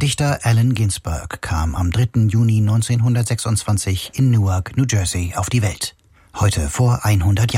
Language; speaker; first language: German; native; German